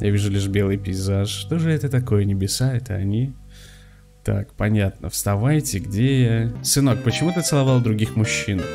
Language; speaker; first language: Russian; native; Russian